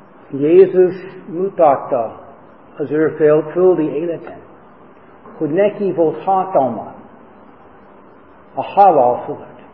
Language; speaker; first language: Hungarian; non-native, fluent; English